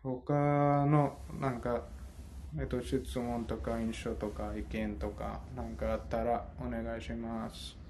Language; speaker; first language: Japanese; non-native, fluent; Hindi